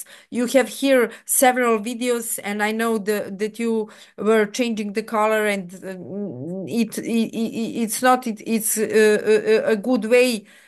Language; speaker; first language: English; non-native, fluent; Serbian